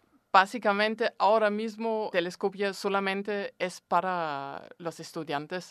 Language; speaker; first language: Spanish; non-native, fluent; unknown